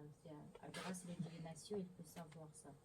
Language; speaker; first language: French; non-native, learner; Mongolian